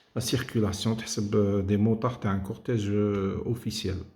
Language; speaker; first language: French; non-native, local second language; Arabic